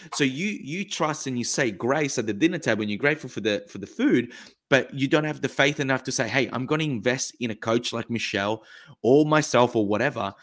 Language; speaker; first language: English; early bilingual, other home language; Italian